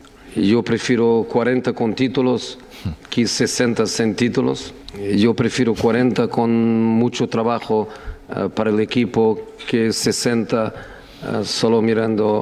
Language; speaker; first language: Spanish; non-native, fluent; Portuguese